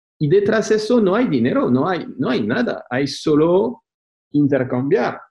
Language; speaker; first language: Spanish; non-native, fluent; French